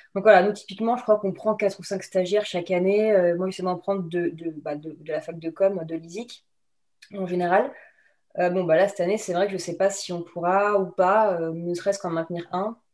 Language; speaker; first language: French; native; French